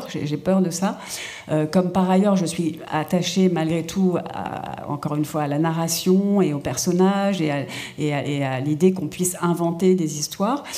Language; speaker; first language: French; native; French